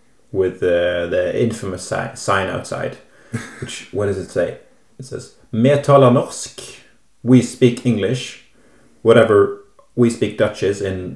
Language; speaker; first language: English; non-native, fluent; Norwegian